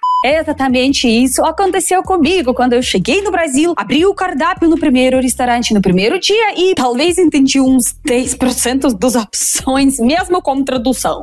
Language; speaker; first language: Portuguese; non-native, fluent; Russian